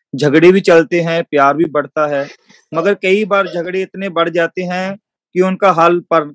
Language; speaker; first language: Hindi; non-native, local second language; Punjabi